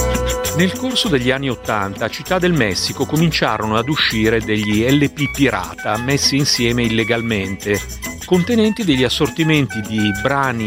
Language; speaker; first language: Italian; native; Italian